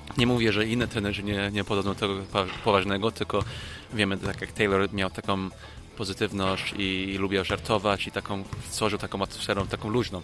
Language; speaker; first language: Polish; early bilingual, heritage; Polish